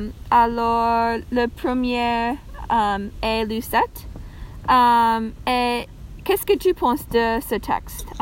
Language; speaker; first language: French; non-native, learner; English